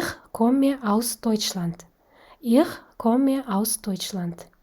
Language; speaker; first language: German; non-native, fluent; Kazakh